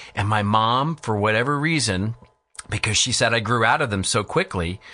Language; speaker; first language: English; native; English